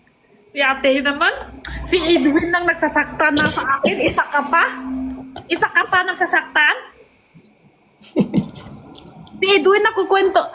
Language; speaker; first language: Filipino; non-native, local second language; Cebuano